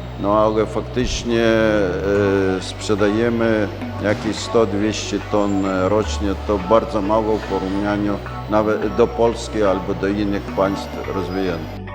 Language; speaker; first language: Polish; non-native, learner; Ukrainian